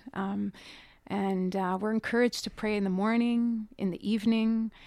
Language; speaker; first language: English; early bilingual, other home language; Persian